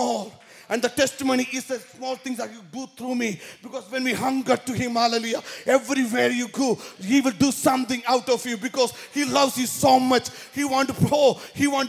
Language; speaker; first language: English; non-native, local second language; Malayalam